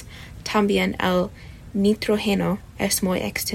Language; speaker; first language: Spanish; non-native, learner; English